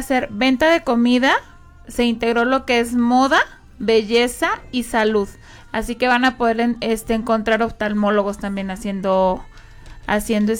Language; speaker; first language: Spanish; native; Spanish